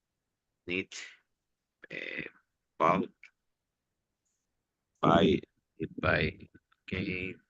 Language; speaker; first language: English; non-native, learner; Spanish